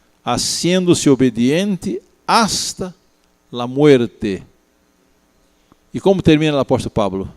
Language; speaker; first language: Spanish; non-native, learner; Portuguese